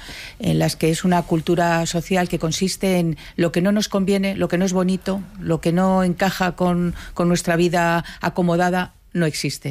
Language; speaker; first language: Spanish; native; Spanish